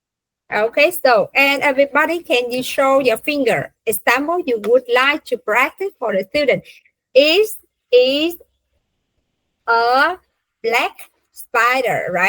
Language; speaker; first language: English; non-native, fluent; Vietnamese